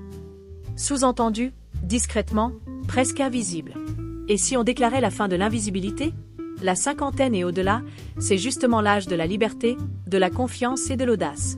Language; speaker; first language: French; native; French